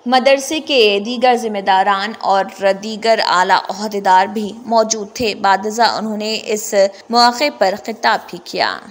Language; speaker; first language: Urdu; native; Urdu